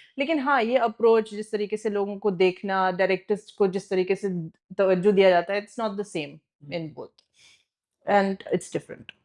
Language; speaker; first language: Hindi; non-native, fluent; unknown